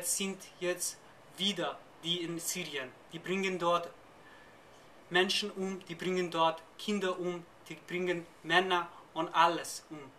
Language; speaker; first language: German; non-native, learner; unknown